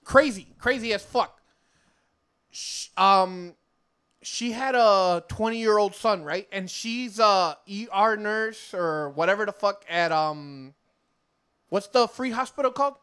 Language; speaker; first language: English; early bilingual, other home language; Spanish